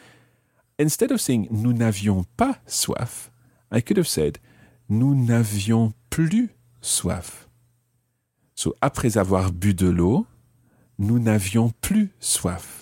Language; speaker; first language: French; non-native, fluent; English